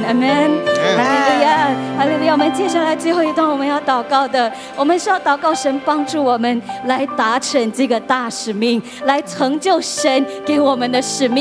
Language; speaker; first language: Chinese; native; Chinese